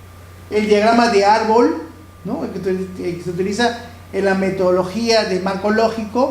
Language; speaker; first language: Spanish; native; Spanish